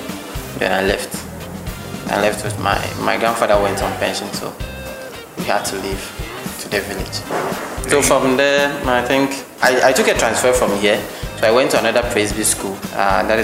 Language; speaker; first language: English; non-native, local second language; Akan